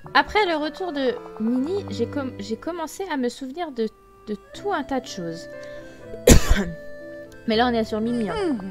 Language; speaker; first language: French; native; French